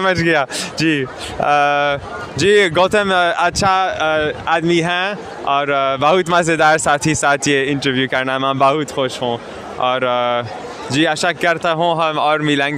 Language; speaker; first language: Hindi; non-native, learner; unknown